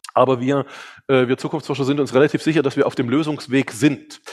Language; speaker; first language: German; early bilingual, other home language; Hungarian